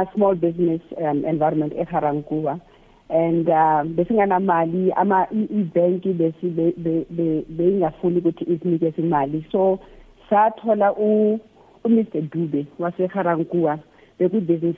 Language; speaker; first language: English; non-native, local second language; Tswana